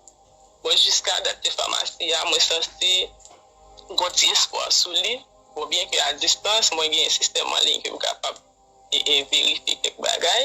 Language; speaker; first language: Haitian Creole; native; Haitian Creole